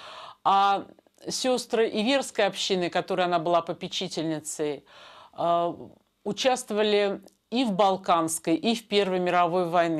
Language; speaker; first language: Russian; native; Russian